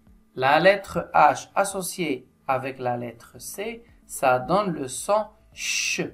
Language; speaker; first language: French; non-native, local second language; Arabic